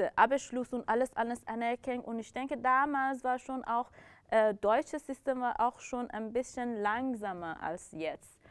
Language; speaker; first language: German; non-native, learner; Persian